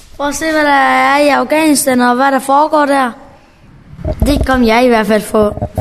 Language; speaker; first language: Danish; early bilingual, other home language; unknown